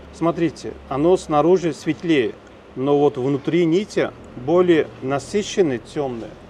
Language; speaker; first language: Russian; non-native, local second language; Tajik